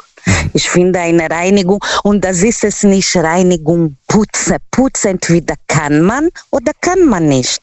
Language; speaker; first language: German; non-native, fluent; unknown